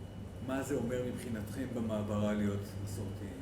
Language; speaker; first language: Hebrew; native; Hebrew